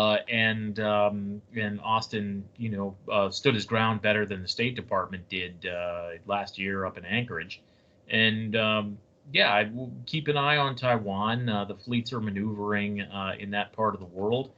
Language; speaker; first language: English; native; English